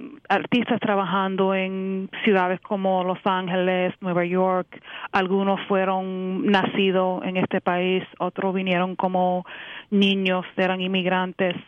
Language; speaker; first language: Spanish; early bilingual, heritage; Spanish